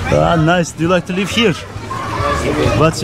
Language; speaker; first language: English; non-native, learner; Turkish